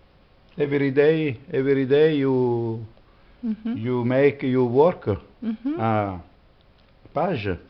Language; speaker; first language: English; non-native, learner; French